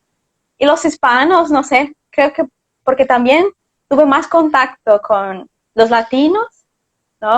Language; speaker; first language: Spanish; non-native, fluent; Portuguese